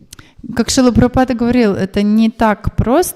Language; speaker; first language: Russian; native; Russian